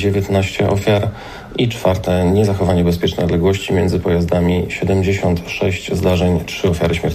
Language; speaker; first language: Polish; native; Polish